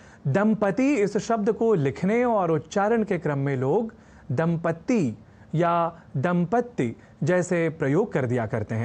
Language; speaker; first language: Hindi; native; Hindi